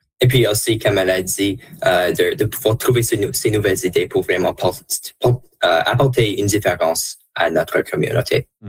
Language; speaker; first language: French; non-native, local second language; English